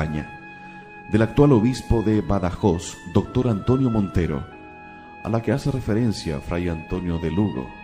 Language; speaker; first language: Spanish; native; Spanish